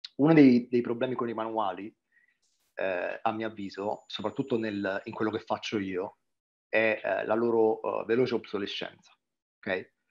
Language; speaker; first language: Italian; native; Italian